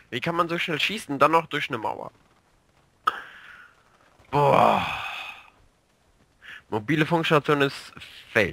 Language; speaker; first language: German; native; German